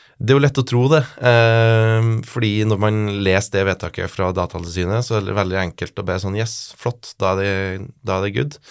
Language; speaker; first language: Norwegian; native; Norwegian